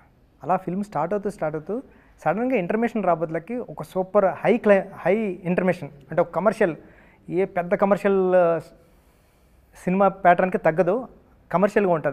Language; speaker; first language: Telugu; native; Telugu